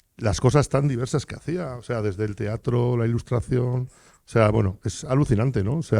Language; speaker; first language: Spanish; native; Spanish